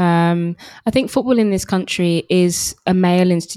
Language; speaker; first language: English; native; English